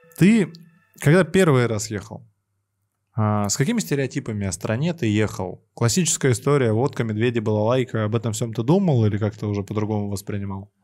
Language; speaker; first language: Russian; native; Russian